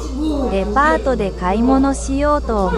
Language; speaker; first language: Japanese; non-native, learner; Korean